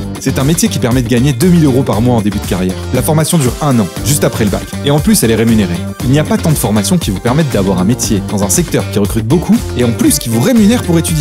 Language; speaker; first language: French; native; French